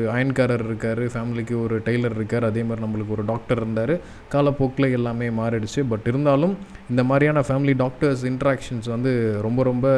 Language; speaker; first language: Tamil; native; Tamil